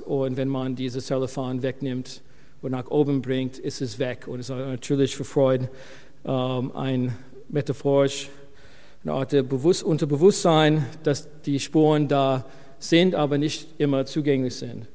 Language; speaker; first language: German; non-native, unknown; English